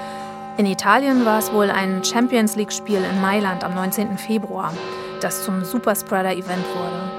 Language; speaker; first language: German; native; German